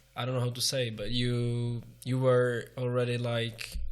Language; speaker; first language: English; non-native, learner; Czech